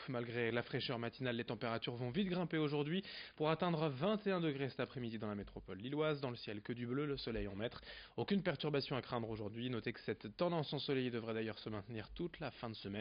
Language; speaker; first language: French; native; French